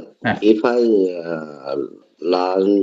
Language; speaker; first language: English; non-native, learner; Bangla